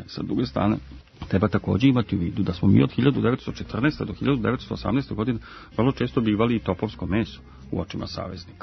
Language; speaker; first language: Croatian; native; Croatian